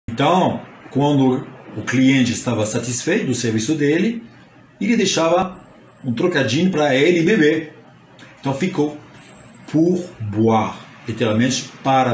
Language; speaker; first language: Portuguese; non-native, fluent; French